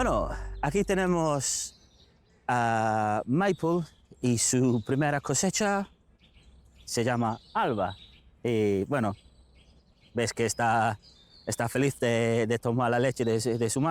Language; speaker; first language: Spanish; early bilingual, heritage; English